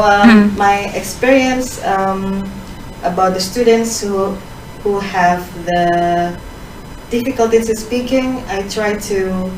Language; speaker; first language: English; non-native, fluent; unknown